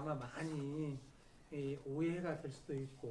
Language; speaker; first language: Korean; native; Korean